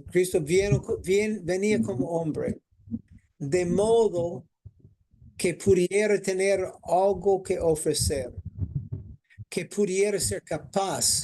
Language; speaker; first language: Spanish; non-native, fluent; English